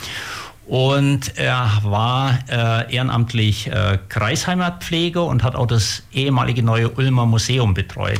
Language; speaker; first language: German; native; German